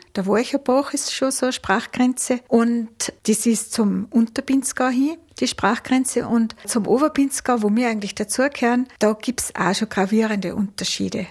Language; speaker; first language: German; native; German